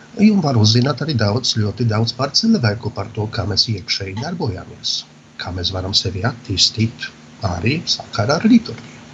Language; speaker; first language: Latvian; non-native, fluent; Polish